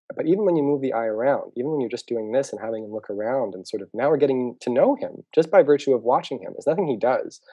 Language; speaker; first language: English; native; English